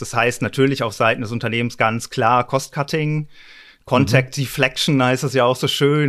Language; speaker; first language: German; native; German